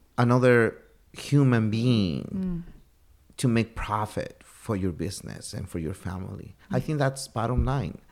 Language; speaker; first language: English; non-native, fluent; Spanish